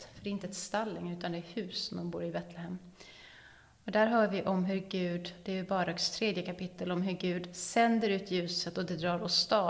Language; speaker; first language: Swedish; native; Swedish